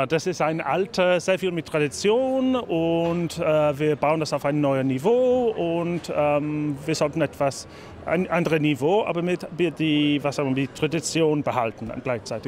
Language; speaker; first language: German; non-native, fluent; English